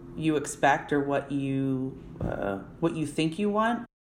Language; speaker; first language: English; native; English